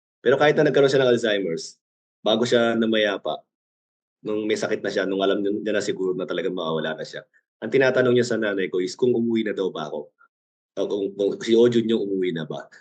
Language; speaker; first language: Filipino; early bilingual, other home language; Korean